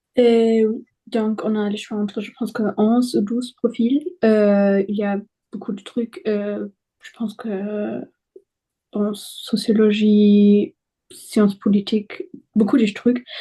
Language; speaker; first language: French; non-native, fluent; German